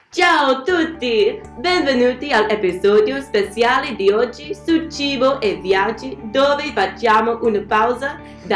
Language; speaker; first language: Italian; non-native, learner; English